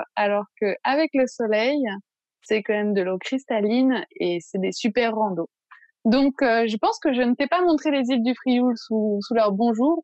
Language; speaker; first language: French; native; French